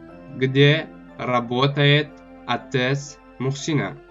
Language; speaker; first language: Russian; non-native, local second language; Tajik